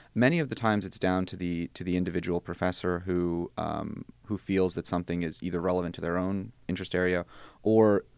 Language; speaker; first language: English; early bilingual, other home language; Bosnian